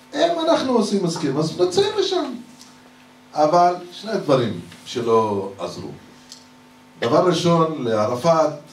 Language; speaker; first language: Hebrew; non-native, local second language; Arabic